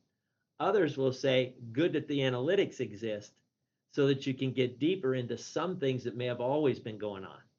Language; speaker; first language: English; native; English